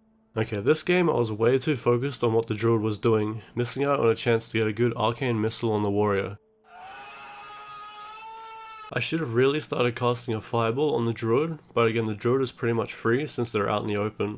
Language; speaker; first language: English; native; English